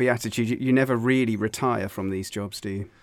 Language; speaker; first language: English; native; English